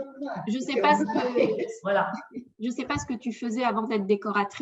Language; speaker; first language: French; native; French